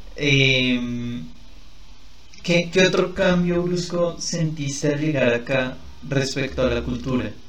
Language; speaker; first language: Spanish; native; Spanish